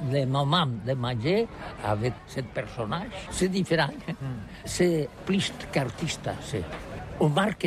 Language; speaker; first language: French; non-native, learner; Catalan